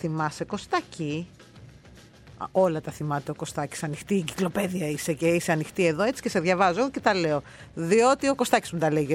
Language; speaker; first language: Greek; native; Greek